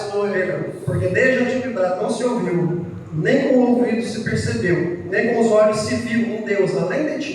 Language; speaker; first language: Portuguese; native; Portuguese